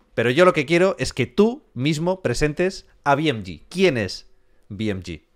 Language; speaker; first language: Spanish; native; Spanish